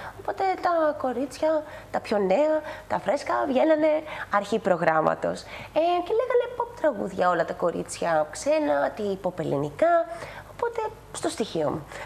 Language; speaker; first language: Greek; early bilingual, other home language; Spanish